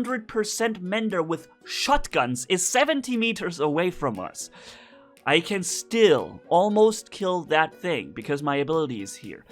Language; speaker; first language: English; non-native, fluent; German